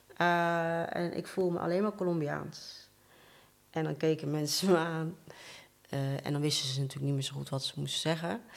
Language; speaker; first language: Dutch; native; Dutch